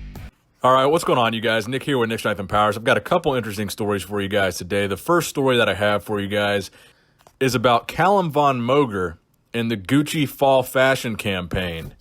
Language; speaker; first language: English; native; English